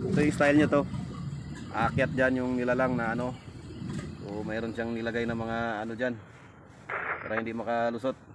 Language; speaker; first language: Filipino; non-native, local second language; Cebuano